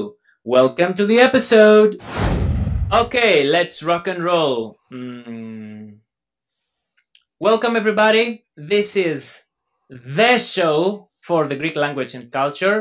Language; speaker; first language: English; non-native, fluent; Greek